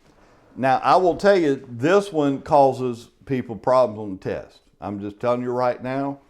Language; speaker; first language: English; native; English